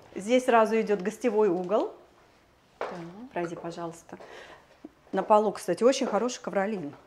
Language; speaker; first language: Russian; native; Russian